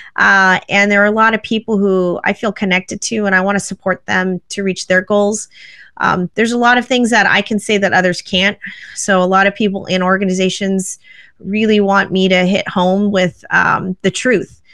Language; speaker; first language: English; native; English